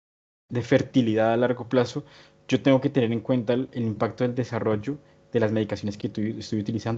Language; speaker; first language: Spanish; native; Spanish